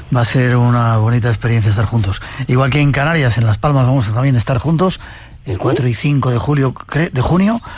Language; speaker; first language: Spanish; native; Spanish